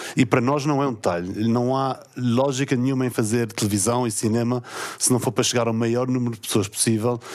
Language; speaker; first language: Portuguese; native; Portuguese